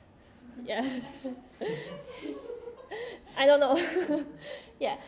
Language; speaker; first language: English; non-native, learner; Chinese